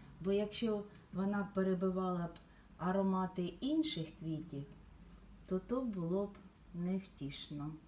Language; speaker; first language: Ukrainian; native; Ukrainian